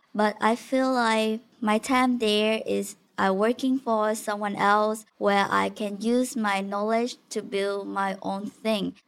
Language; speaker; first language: English; non-native, fluent; Vietnamese